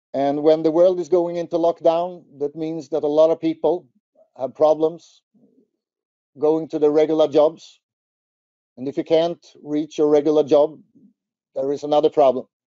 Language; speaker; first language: English; non-native, fluent; Swedish